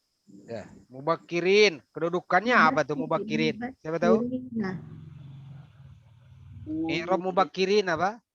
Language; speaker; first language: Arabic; non-native, fluent; Indonesian